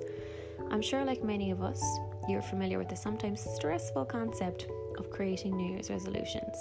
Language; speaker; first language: English; native; English